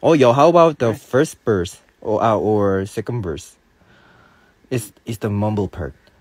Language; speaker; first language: English; non-native, learner; Korean